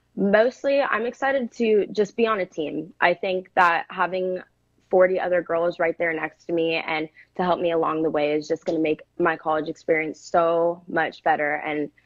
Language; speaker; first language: English; native; English